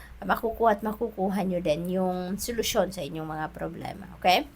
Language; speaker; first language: Filipino; native; Filipino